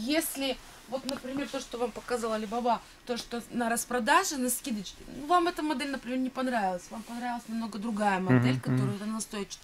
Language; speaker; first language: Russian; native; Russian